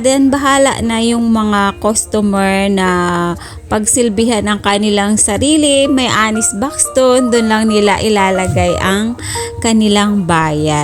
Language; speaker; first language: Filipino; native; Filipino